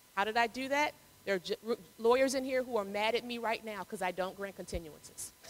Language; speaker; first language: English; native; English